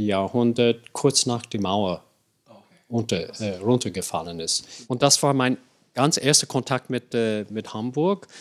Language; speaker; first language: German; non-native, fluent; English